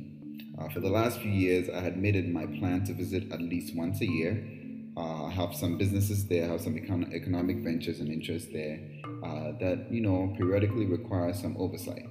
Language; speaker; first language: English; non-native, local second language; Akan